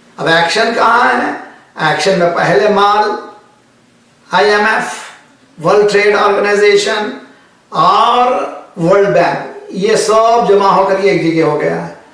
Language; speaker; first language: Urdu; native; Urdu